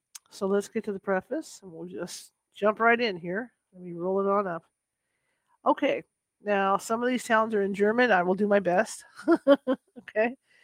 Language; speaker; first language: English; native; English